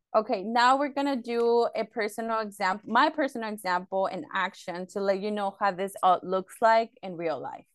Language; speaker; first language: English; early bilingual, other home language; Spanish